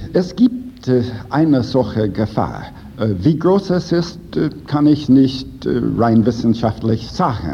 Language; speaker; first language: German; non-native, fluent; English